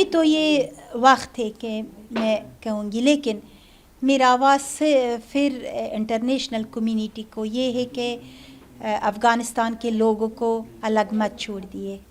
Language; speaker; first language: Hindi; non-native, learner; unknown